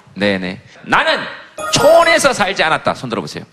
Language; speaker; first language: Korean; native; Korean